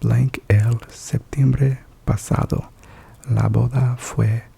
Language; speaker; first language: Spanish; non-native, learner; English